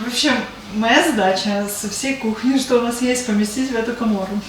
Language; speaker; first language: Russian; native; Russian